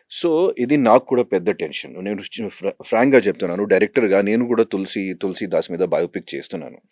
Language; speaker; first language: Telugu; non-native, fluent; Hindi